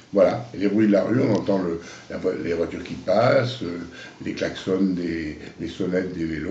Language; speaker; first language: French; native; French